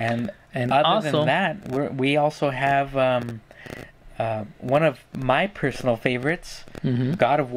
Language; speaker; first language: English; native; English